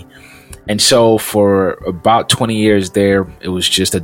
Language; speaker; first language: English; non-native, local second language; Yoruba